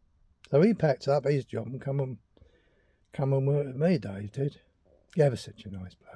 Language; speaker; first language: English; native; English